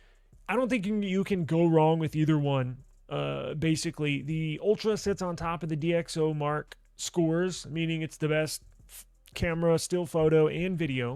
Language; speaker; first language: English; native; English